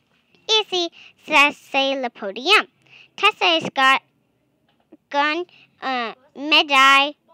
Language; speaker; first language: French; non-native, learner; English